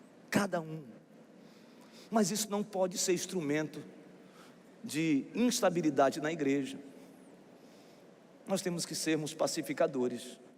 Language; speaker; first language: Portuguese; native; Portuguese